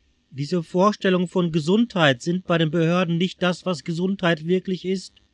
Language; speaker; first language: German; native; German